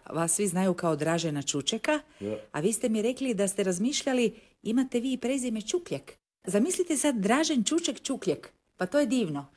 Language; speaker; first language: Croatian; native; Croatian